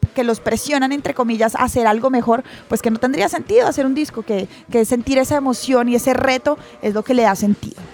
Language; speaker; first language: Spanish; native; Spanish